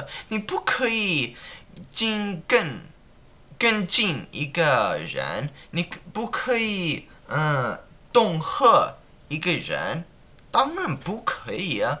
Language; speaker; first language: Chinese; non-native, learner; English